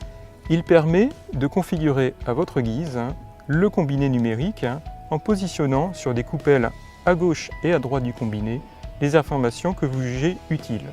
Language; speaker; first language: French; native; French